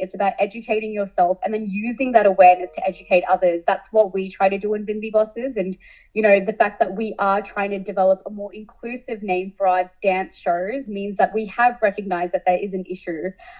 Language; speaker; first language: English; early bilingual, other home language; Hindi